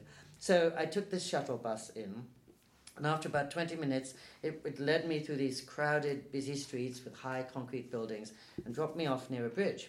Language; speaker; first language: English; native; English